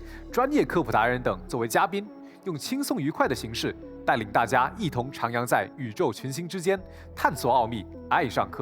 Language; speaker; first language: Chinese; native; Chinese